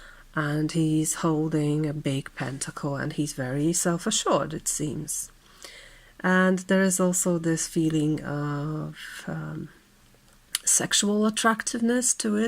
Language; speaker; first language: English; non-native, fluent; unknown